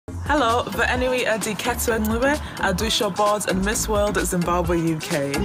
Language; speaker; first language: Welsh; early bilingual, other home language; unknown